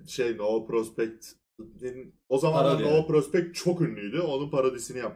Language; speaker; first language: Turkish; native; Turkish